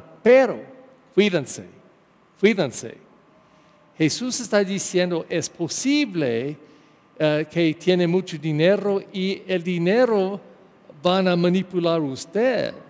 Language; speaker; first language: Spanish; non-native, learner; English